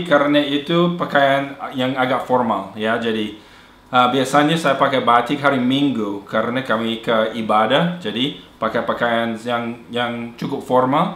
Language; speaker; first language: Indonesian; non-native, fluent; English